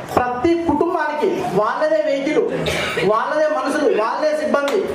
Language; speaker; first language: Telugu; native; Telugu